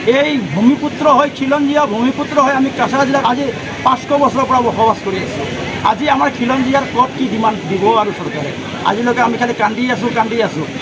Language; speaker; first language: Assamese; non-native, local second language; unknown